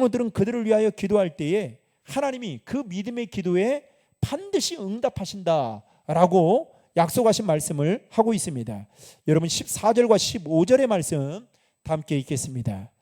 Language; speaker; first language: Korean; native; Korean